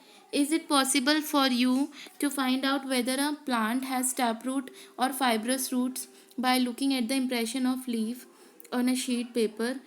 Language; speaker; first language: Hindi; native; Hindi